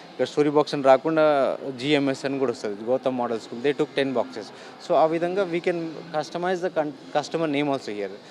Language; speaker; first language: English; non-native, local second language; Telugu